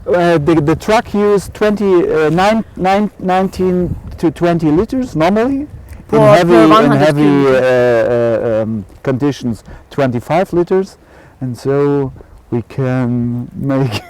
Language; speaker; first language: English; non-native, learner; German